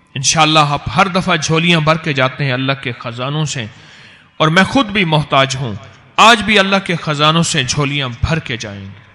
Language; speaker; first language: Urdu; native; Urdu